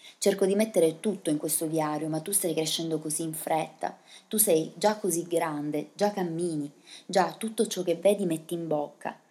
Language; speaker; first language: Italian; early bilingual, other home language; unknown